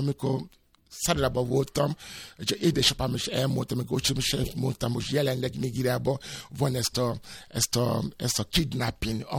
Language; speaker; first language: Hungarian; non-native, fluent; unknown